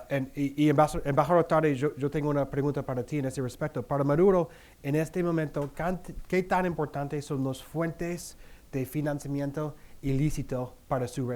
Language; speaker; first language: Spanish; non-native, fluent; English